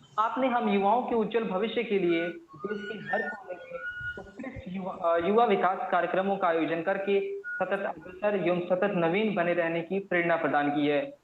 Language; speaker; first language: Hindi; native; Hindi